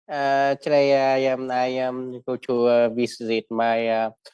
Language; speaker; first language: English; non-native, learner; Vietnamese